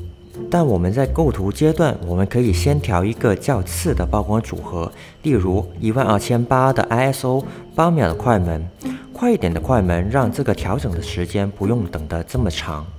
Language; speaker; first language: Chinese; non-native, local second language; Cantonese